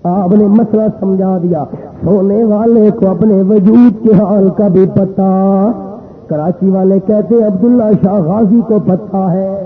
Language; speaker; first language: Urdu; non-native, local second language; Pashto